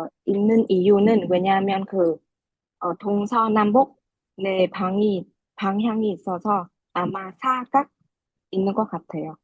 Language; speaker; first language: Korean; non-native, fluent; Vietnamese